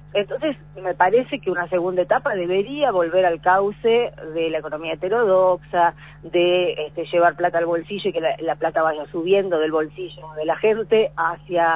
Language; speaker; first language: Spanish; native; Spanish